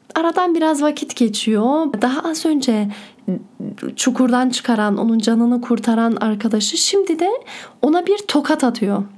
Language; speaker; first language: Turkish; early bilingual, heritage; Turkish